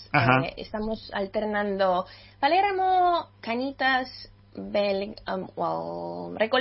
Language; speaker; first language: Spanish; non-native, fluent; Russian